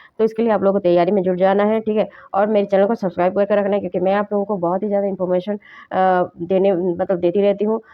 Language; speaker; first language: Hindi; native; Hindi